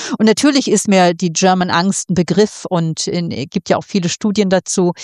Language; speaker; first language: German; native; German